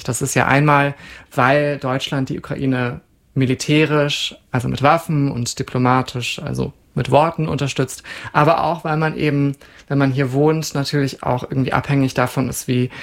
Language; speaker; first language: German; native; German